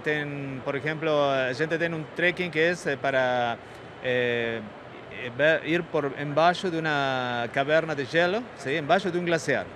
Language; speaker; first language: Portuguese; non-native, fluent; Spanish